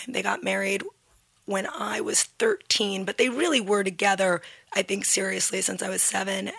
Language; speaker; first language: English; native; English